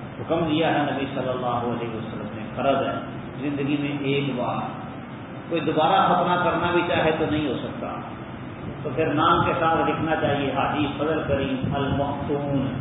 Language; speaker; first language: Urdu; non-native, local second language; Punjabi